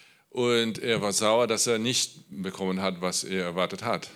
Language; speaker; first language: German; non-native, learner; Polish